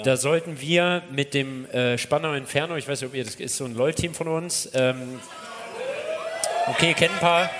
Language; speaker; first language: German; native; German